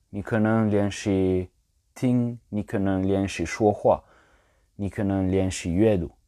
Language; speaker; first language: Chinese; non-native, learner; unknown